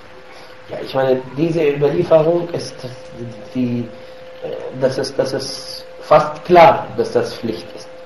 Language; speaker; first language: German; non-native, fluent; Arabic